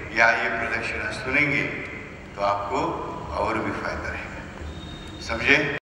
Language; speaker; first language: Hindi; non-native, local second language; Marathi